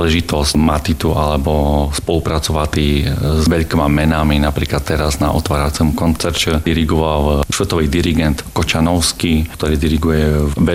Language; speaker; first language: Slovak; native; Slovak